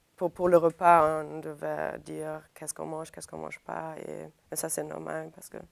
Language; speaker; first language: French; non-native, fluent; German